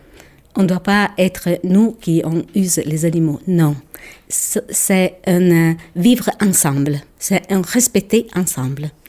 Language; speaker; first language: French; non-native, local second language; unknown